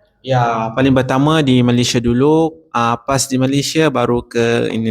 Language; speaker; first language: Indonesian; non-native, learner; Arabic